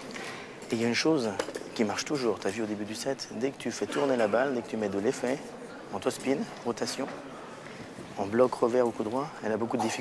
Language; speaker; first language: French; native; French